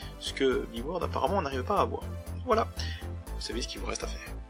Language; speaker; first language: French; native; French